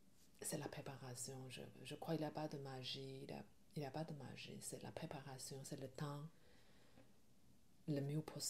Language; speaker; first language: French; non-native, learner; Chinese